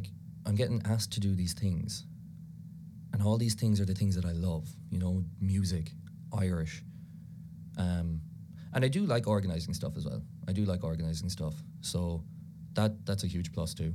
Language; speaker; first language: English; non-native, local second language; Irish